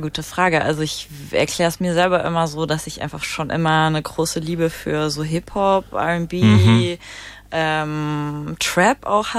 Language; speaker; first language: German; native; German